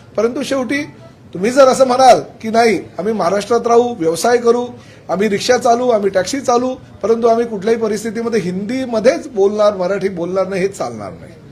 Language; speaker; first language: Marathi; native; Marathi